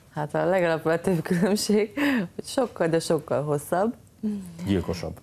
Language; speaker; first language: Hungarian; native; Hungarian